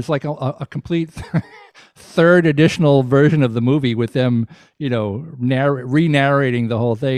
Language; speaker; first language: English; native; English